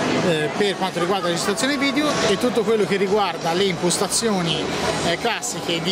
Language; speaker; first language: Italian; native; Italian